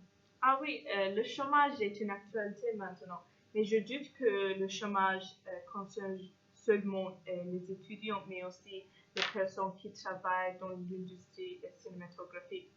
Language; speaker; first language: French; non-native, fluent; English